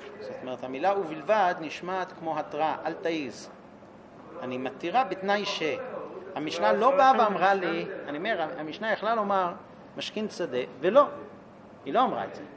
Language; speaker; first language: Hebrew; non-native, fluent; English